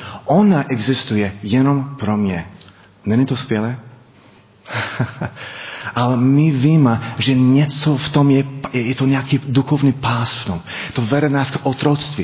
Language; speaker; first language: Czech; non-native, learner; English